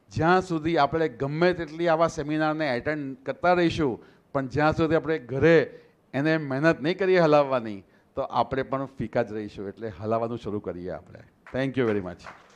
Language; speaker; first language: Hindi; non-native, local second language; Gujarati